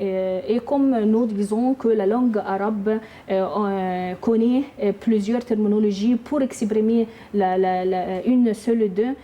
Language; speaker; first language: French; non-native, learner; Arabic